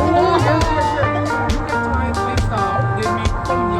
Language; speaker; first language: English; non-native, learner; Thai